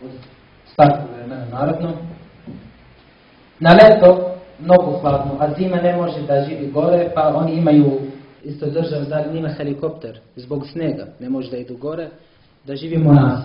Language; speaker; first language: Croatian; non-native, learner; Arabic